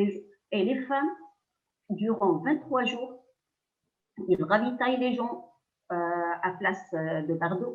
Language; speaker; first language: French; non-native, local second language; Arabic